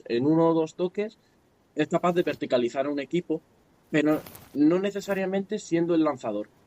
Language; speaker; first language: Spanish; native; Spanish